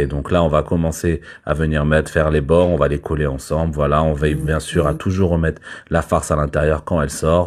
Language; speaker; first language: French; native; French